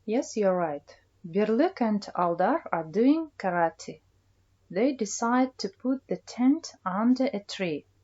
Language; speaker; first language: English; non-native, fluent; Kazakh